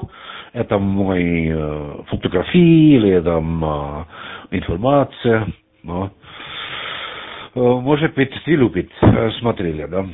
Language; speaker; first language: Russian; non-native, learner; German